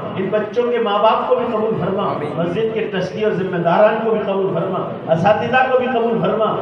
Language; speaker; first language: Urdu; native; Urdu